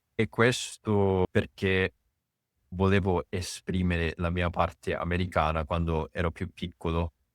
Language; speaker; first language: Italian; non-native, fluent; Japanese